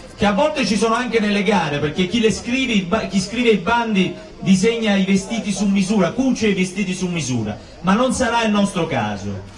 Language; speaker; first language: Italian; native; Italian